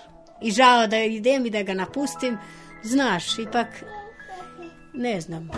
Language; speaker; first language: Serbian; non-native, fluent; Albanian